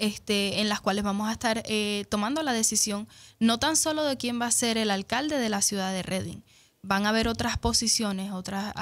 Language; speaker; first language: Spanish; native; Spanish